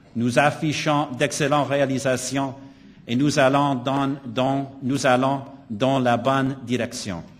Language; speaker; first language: French; non-native, local second language; English